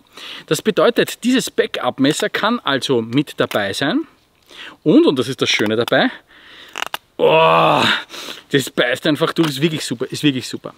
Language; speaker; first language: German; native; German